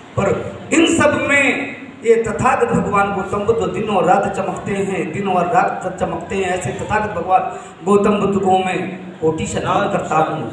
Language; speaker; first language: Hindi; native; Hindi